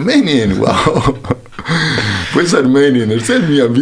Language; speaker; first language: German; non-native, fluent; Spanish